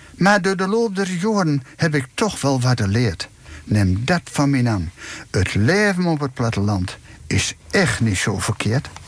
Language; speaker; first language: Dutch; native; Dutch